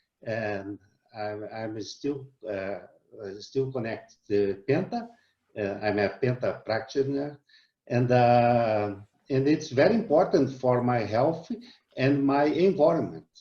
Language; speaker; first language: English; non-native, learner; Portuguese